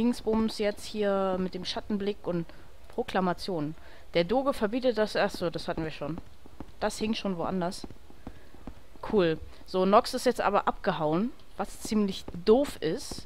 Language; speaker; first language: German; native; German